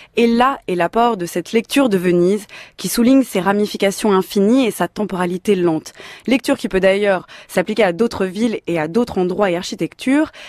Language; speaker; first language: French; native; French